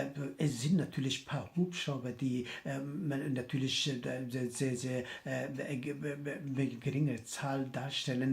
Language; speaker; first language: German; non-native, fluent; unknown